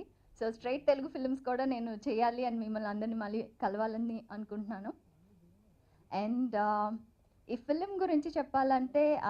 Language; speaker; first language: Telugu; non-native, fluent; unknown